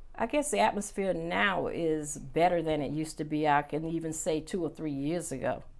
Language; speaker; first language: English; native; English